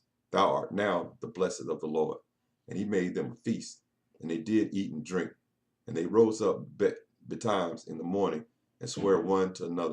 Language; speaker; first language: English; native; English